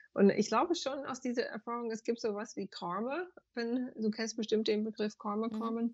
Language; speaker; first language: German; non-native, fluent; English